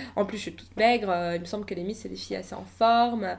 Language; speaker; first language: French; native; French